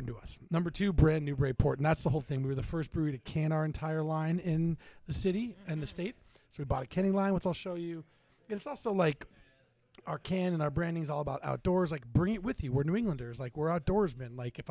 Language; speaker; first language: English; native; English